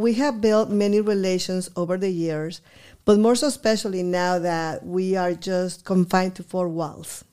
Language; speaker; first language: English; non-native, fluent; Spanish